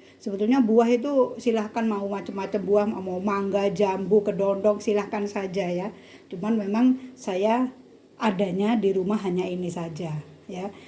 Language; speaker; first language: Indonesian; native; Indonesian